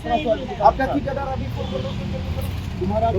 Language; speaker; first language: Hindi; non-native, local second language; Khasi